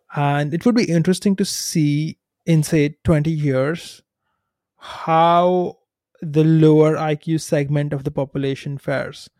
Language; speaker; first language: English; non-native, local second language; Hindi